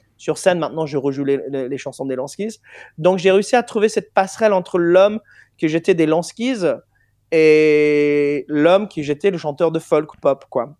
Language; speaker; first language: French; non-native, fluent; English